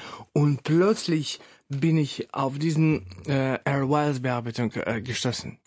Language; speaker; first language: German; non-native, fluent; Russian